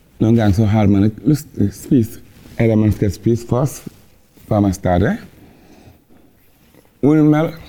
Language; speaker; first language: Danish; non-native, learner; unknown